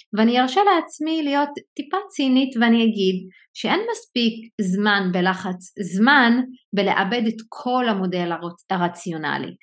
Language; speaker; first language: Hebrew; non-native, local second language; Arabic